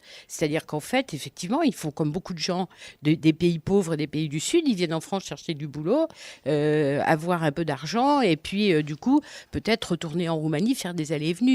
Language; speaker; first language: French; native; French